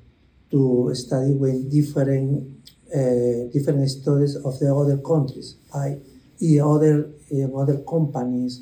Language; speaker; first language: English; non-native, learner; Spanish